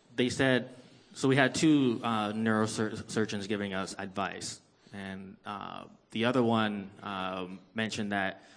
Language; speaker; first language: English; early bilingual, other home language; Persian